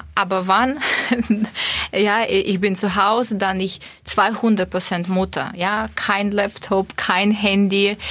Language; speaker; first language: German; non-native, learner; Russian